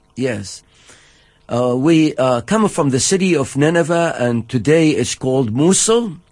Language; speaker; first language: English; non-native, fluent; Arabic